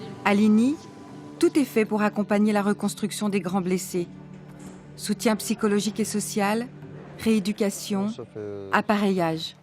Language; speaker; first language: French; native; French